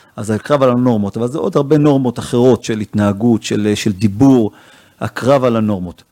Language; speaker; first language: Hebrew; native; Hebrew